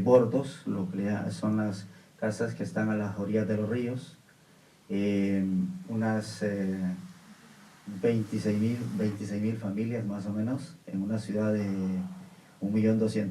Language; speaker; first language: Spanish; native; Spanish